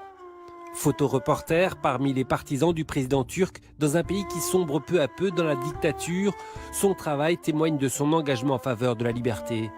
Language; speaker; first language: French; native; French